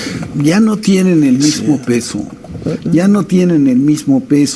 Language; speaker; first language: Spanish; native; Spanish